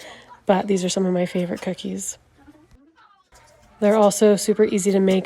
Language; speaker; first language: English; native; English